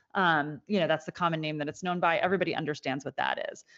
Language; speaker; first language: English; native; English